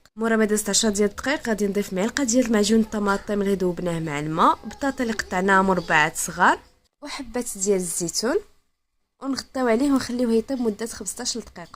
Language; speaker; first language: Arabic; native; Arabic